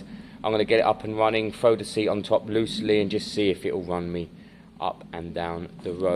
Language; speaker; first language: English; native; English